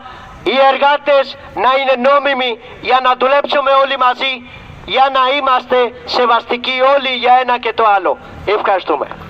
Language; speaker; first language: Greek; non-native, learner; Urdu